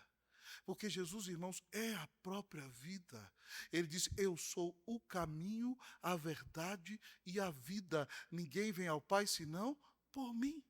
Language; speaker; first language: Portuguese; native; Portuguese